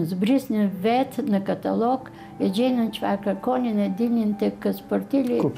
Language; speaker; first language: Albanian; early bilingual, other home language; Bulgarian